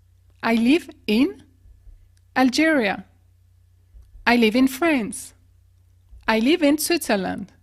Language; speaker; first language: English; non-native, fluent; French